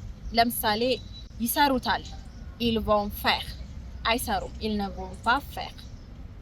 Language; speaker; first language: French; non-native, fluent; Amharic